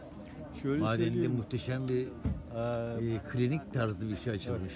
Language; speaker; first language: Turkish; native; Turkish